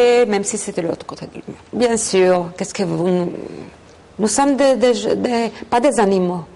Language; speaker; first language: French; non-native, fluent; Hebrew